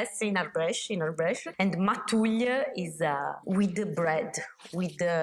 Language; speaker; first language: English; non-native, learner; Italian